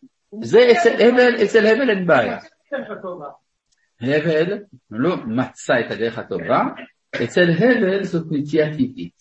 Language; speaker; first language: Hebrew; non-native, fluent; French